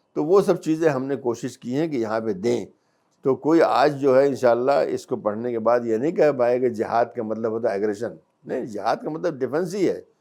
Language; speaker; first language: Urdu; native; Urdu